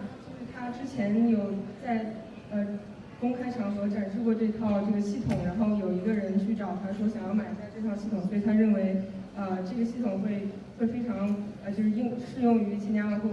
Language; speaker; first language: Chinese; native; Chinese